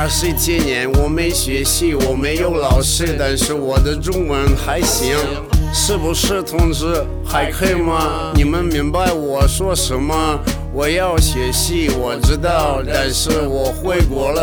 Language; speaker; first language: Chinese; non-native, learner; Russian